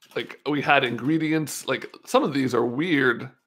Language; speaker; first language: English; native; English